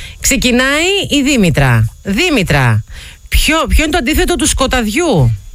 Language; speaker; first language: Greek; native; Greek